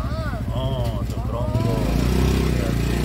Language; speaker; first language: Korean; native; Korean